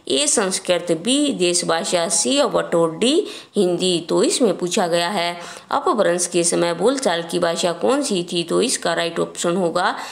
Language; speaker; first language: Hindi; native; Hindi